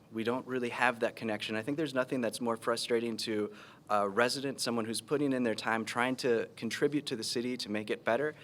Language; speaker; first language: English; early bilingual, other home language; Spanish